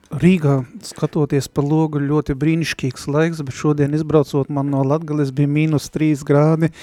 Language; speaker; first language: Latvian; native; Latvian